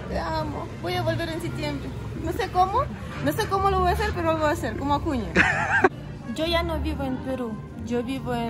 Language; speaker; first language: Spanish; native; Spanish